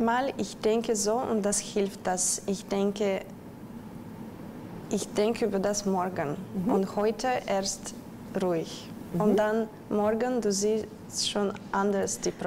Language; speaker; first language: German; non-native, learner; Russian